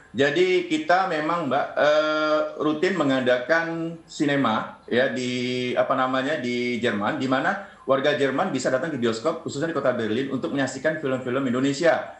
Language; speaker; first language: Indonesian; native; Indonesian